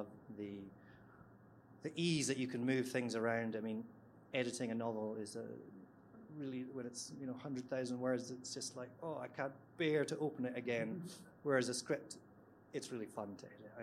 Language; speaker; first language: English; native; English